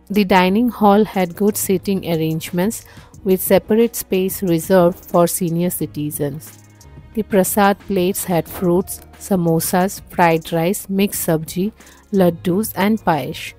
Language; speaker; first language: English; non-native, local second language; Bangla